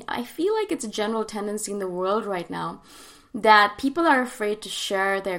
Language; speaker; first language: English; native; English